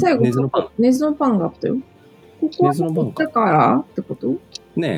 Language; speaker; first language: Japanese; native; Japanese